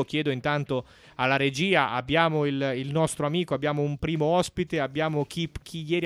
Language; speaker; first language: Italian; native; Italian